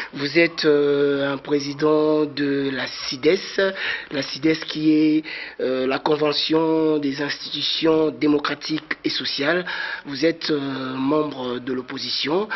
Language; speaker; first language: French; non-native, local second language; Lingala